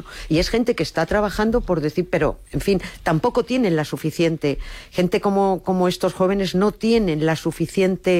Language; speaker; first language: Spanish; native; Spanish